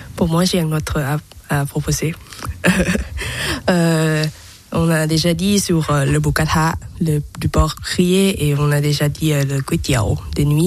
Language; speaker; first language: French; non-native, learner; Thai